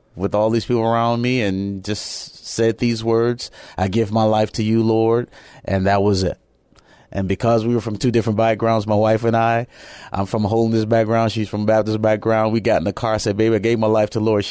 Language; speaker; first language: English; native; English